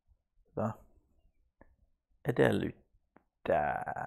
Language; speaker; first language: Finnish; non-native, learner; English